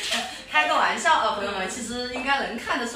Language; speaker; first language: Chinese; native; Chinese